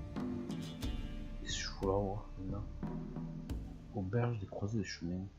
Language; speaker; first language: French; native; French